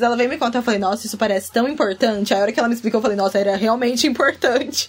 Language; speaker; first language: Portuguese; native; Portuguese